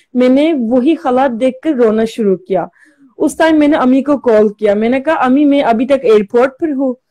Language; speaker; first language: Hindi; non-native, learner; Turkish